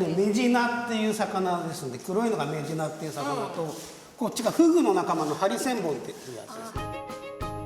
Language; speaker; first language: Japanese; native; Japanese